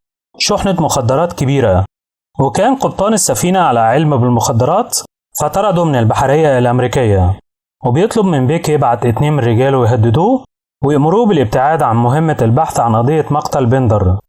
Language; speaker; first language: Arabic; native; Arabic